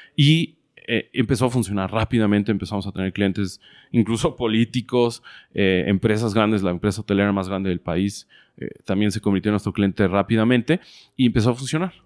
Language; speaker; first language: Spanish; native; Spanish